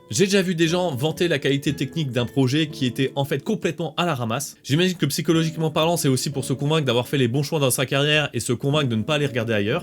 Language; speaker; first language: French; native; French